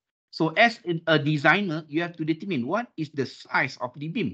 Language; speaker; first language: English; non-native, local second language; Malay